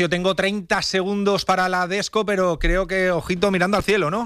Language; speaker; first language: Spanish; native; Spanish